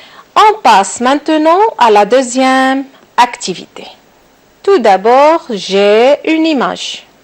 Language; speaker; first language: French; non-native, local second language; Arabic